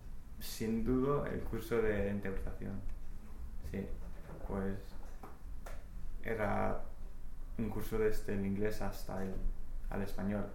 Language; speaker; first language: Spanish; non-native, fluent; English